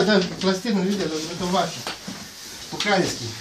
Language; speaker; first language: Russian; non-native, local second language; Romanian